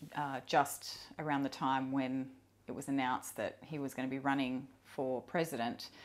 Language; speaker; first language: English; native; English